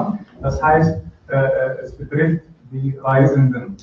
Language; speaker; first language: German; non-native, fluent; Arabic